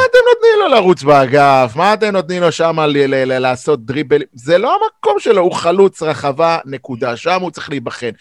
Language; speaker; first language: Hebrew; native; Hebrew